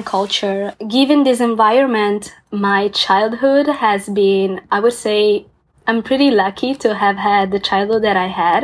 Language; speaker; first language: English; non-native, fluent; Italian